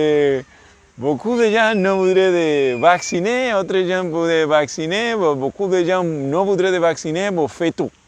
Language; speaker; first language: French; non-native, learner; English